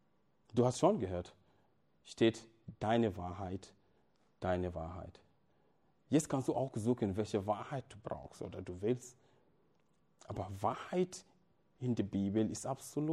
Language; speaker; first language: German; non-native, fluent; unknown